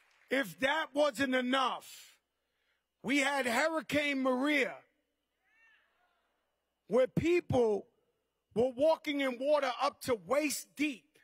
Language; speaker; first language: English; native; English